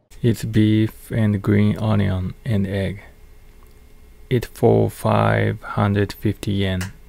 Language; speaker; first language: English; non-native, learner; Japanese